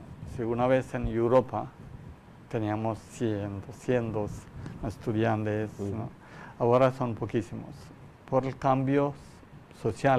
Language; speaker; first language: Spanish; non-native, learner; Malayalam